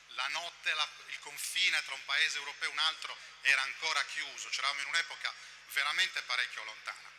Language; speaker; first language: Italian; native; Italian